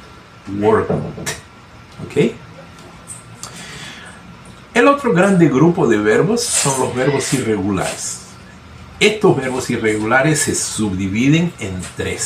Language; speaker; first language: Spanish; non-native, fluent; Portuguese